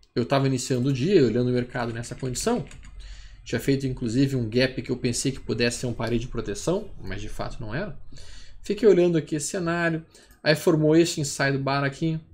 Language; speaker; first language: Portuguese; native; Portuguese